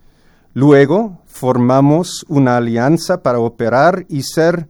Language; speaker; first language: Spanish; non-native, fluent; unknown